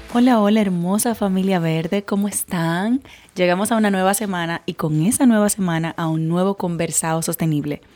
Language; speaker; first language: Spanish; native; Spanish